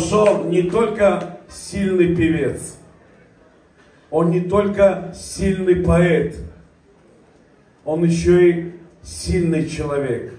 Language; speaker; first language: Russian; non-native, local second language; Tajik